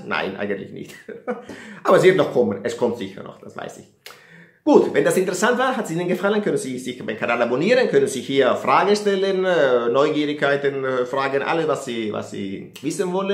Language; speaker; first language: German; non-native, fluent; Italian